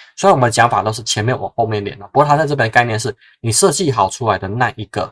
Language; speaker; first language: Chinese; native; Chinese